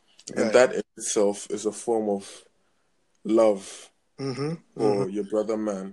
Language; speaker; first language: English; non-native, local second language; Akan